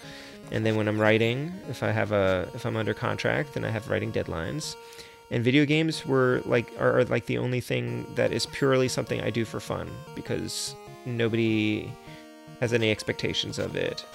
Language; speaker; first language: English; native; English